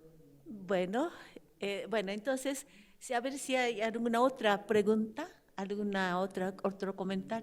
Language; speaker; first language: Spanish; non-native, fluent; Japanese